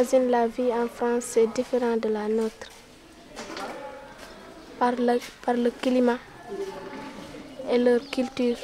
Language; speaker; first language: French; non-native, local second language; Fula